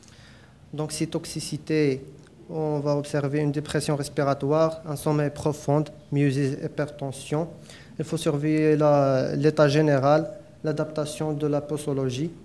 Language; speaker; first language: French; non-native, local second language; Arabic